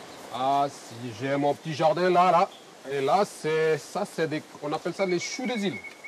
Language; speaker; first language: French; non-native, local second language; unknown